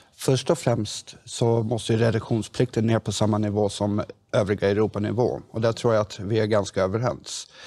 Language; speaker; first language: Swedish; native; Swedish